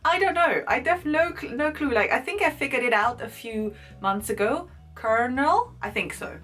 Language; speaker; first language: English; non-native, fluent; German